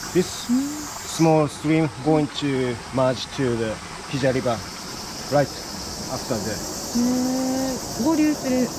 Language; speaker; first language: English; non-native, learner; Japanese